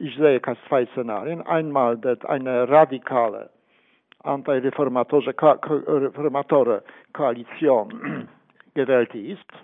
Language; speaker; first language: German; non-native, fluent; Polish